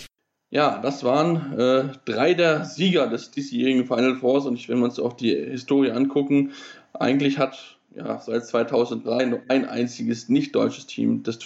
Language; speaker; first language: German; native; German